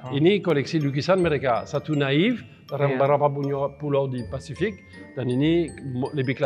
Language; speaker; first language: Indonesian; non-native, fluent; French